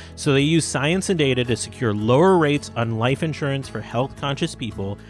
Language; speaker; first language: English; early bilingual, other home language; Hindi